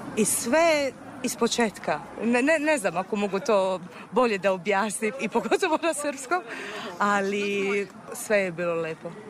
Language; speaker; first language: Serbian; non-native, fluent; Italian